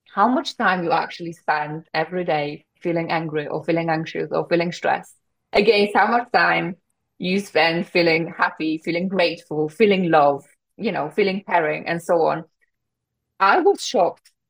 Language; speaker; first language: English; non-native, fluent; Polish